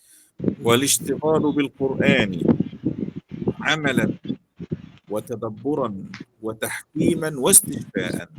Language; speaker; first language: Arabic; native; Arabic